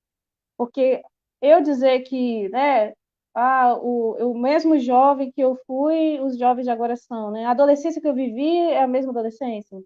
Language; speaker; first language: Portuguese; native; Portuguese